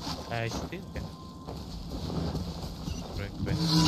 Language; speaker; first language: English; non-native, learner; Indonesian